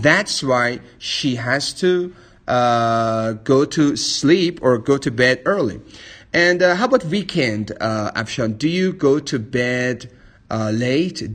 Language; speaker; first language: English; non-native, fluent; Persian